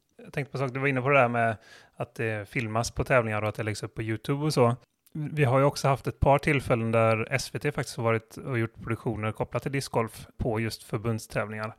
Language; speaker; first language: Swedish; native; Swedish